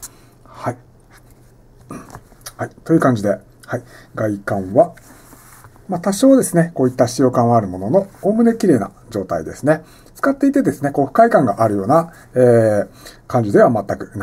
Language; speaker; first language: Japanese; native; Japanese